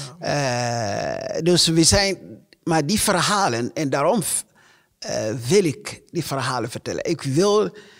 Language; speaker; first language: Dutch; non-native, fluent; English